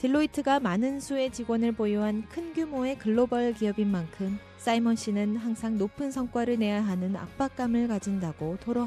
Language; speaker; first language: Korean; native; Korean